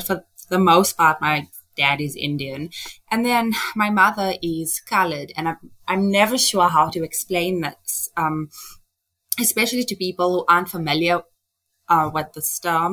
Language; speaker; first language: English; native; English